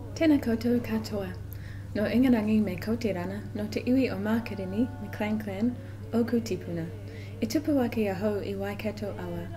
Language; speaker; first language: Māori; non-native, local second language; English